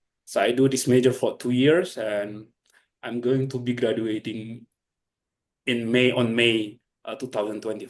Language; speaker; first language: English; non-native, fluent; Indonesian